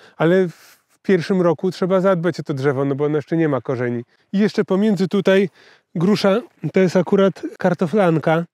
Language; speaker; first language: Polish; native; Polish